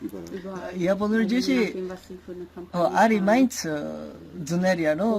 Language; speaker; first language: Georgian; non-native, learner; Japanese